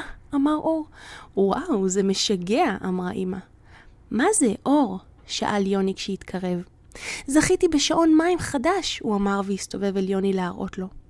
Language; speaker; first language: Hebrew; native; Hebrew